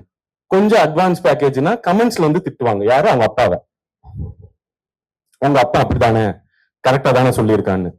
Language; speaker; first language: Tamil; native; Tamil